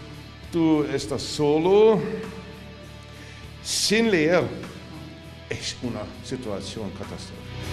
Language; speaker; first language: Spanish; non-native, fluent; German